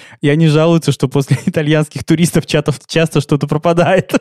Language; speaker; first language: Russian; native; Russian